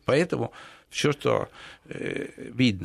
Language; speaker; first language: Russian; non-native, fluent; Italian